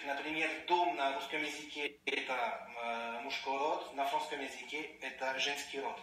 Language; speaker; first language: Russian; non-native, learner; French